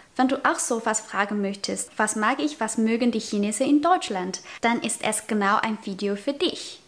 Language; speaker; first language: German; non-native, fluent; Chinese